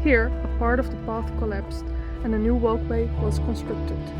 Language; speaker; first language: English; non-native, fluent; Dutch